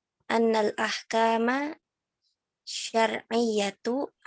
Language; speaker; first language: Arabic; non-native, learner; Indonesian